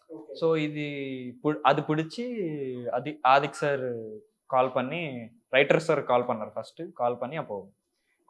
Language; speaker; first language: Tamil; non-native, learner; Telugu